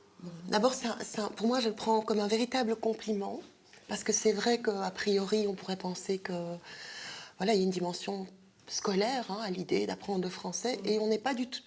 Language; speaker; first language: French; native; French